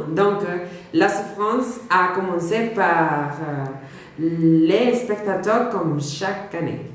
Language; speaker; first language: French; non-native, learner; Spanish